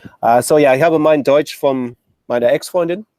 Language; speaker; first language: German; non-native, learner; English